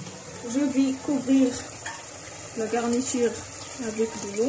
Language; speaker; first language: French; non-native, local second language; Arabic